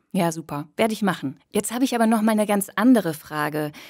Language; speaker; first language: German; native; German